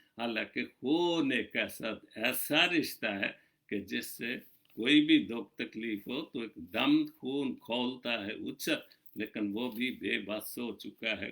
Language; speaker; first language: Urdu; non-native, local second language; Punjabi